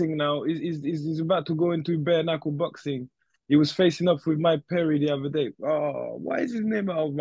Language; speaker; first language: English; native; English